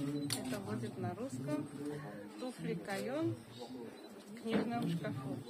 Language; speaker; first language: Russian; non-native, fluent; Korean